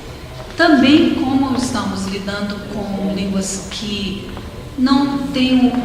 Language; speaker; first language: Portuguese; non-native, fluent; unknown